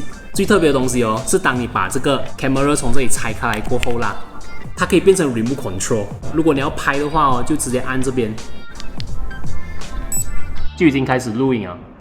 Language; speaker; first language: Chinese; native; Chinese